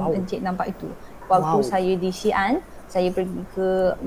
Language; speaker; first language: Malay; non-native, fluent; Chinese